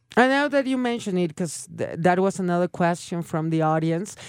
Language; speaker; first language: English; non-native, fluent; Spanish